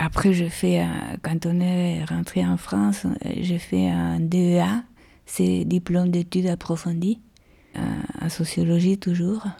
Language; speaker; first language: French; non-native, fluent; Spanish